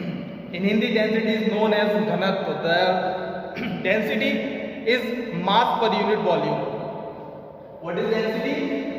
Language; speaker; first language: English; non-native, local second language; Hindi